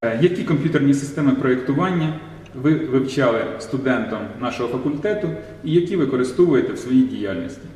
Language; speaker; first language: Ukrainian; native; Ukrainian